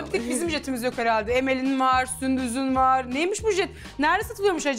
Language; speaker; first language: Turkish; native; Turkish